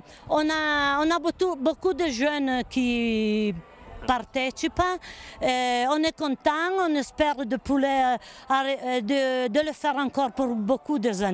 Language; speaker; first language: French; non-native, learner; Italian